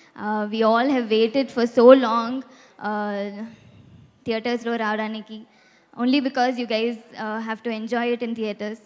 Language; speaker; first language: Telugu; non-native, learner; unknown